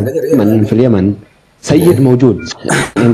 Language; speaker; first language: Arabic; native; Arabic